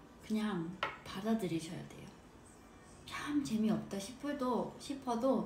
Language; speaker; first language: Korean; early bilingual, heritage; English